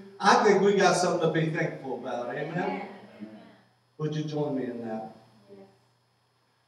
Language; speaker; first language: English; native; English